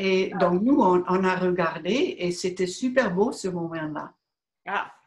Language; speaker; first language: French; non-native, fluent; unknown